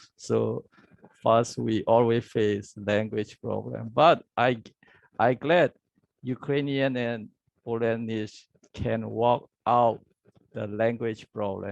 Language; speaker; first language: English; non-native, learner; Burmese